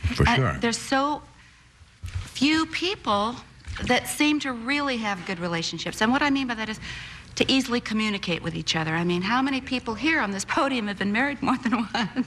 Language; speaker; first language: English; native; English